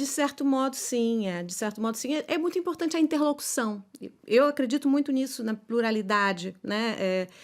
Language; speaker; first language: Portuguese; native; Portuguese